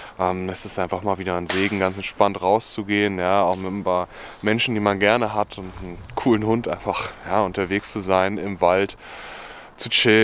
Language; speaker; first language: German; native; German